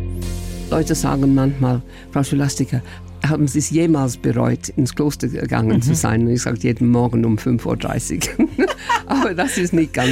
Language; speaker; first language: German; non-native, fluent; English